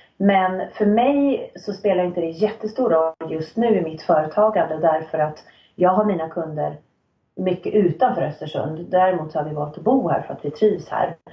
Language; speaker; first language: Swedish; native; Swedish